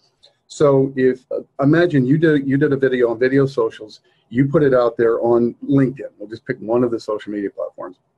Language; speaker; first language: English; native; English